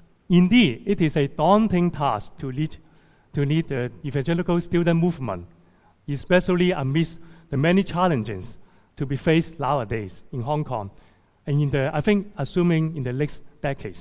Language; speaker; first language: English; non-native, local second language; Cantonese